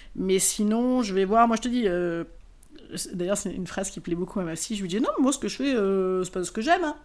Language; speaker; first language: French; native; French